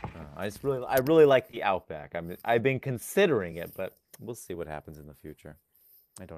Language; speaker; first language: English; non-native, fluent; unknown